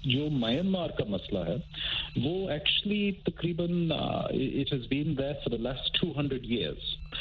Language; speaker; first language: English; non-native, local second language; Urdu